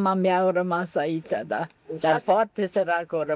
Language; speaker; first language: Romanian; non-native, local second language; German